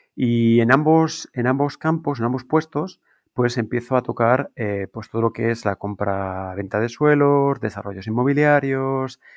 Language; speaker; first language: Spanish; native; Spanish